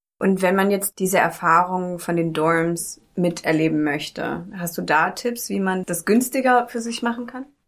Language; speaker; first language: German; native; German